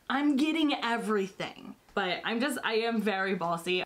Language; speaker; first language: English; native; English